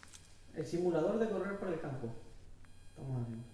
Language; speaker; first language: Spanish; native; Spanish